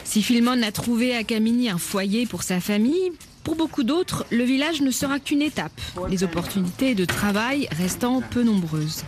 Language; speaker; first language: French; native; French